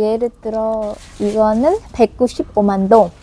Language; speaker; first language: Korean; non-native, learner; Vietnamese